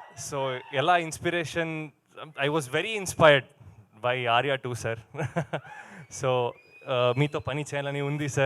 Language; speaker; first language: Telugu; non-native, learner; Kannada